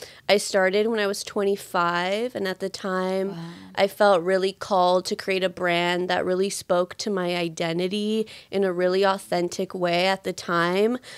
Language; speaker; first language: English; early bilingual, other home language; Spanish